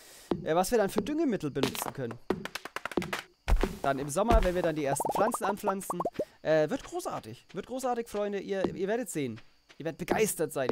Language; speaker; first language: German; native; German